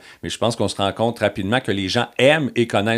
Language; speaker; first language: French; native; French